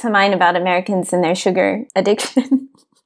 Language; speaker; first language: English; native; English